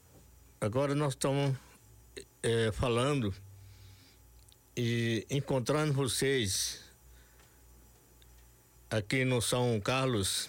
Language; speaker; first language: Portuguese; non-native, local second language; Yanomámi